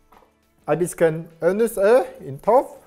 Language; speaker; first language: German; non-native, learner; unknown